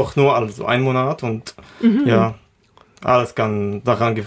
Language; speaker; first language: German; non-native, learner; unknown